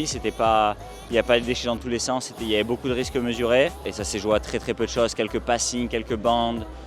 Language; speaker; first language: French; native; French